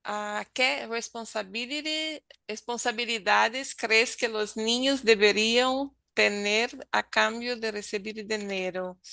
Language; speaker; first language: Spanish; non-native, learner; Portuguese